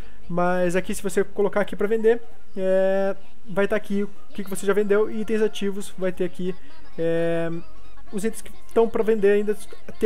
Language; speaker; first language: Portuguese; native; Portuguese